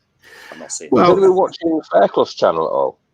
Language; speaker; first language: English; native; English